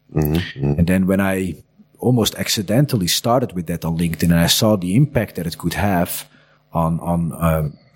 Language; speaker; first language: English; non-native, fluent; Dutch